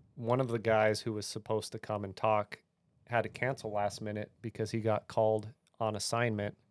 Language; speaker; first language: English; native; English